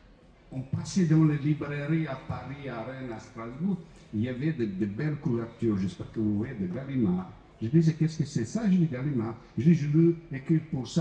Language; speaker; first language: French; non-native, fluent; Croatian